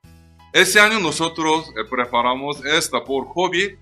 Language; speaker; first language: Spanish; non-native, learner; Korean